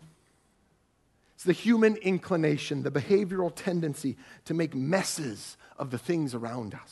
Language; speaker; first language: English; native; English